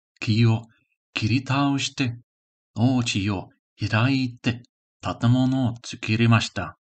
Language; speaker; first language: Japanese; non-native, learner; English